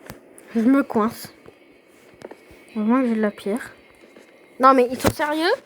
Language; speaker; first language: French; native; French